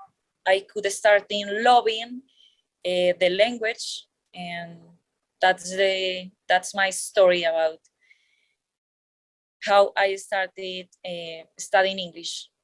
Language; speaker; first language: English; non-native, learner; Spanish